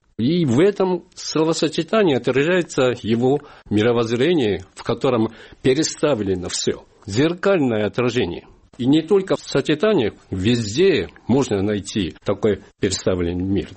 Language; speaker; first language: Russian; non-native, fluent; Japanese